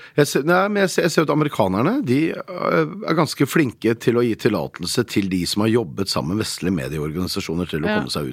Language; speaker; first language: Norwegian; native; Norwegian